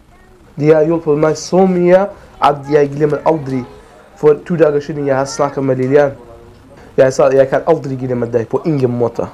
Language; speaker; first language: Norwegian; non-native, learner; Kurdish